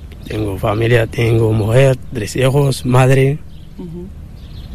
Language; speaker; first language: Spanish; non-native, learner; Arabic